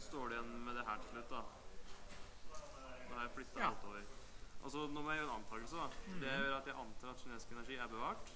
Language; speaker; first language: Norwegian; native; Norwegian